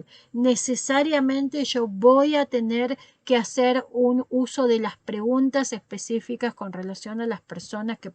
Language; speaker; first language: Spanish; native; Spanish